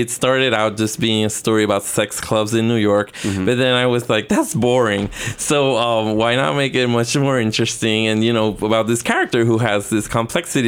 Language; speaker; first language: English; non-native, fluent; Spanish